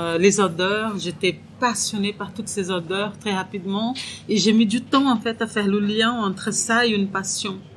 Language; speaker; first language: French; non-native, fluent; Portuguese